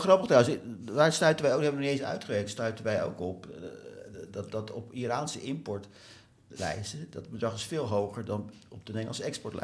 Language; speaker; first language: Dutch; native; Dutch